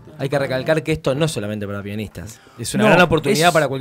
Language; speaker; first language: Spanish; native; Spanish